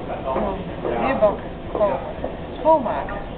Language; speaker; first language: Dutch; non-native, learner; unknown